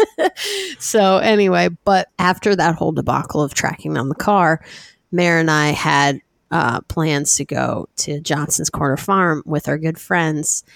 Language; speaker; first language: English; native; English